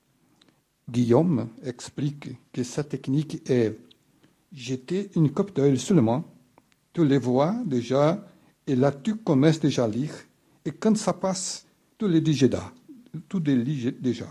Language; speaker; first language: French; non-native, fluent; Portuguese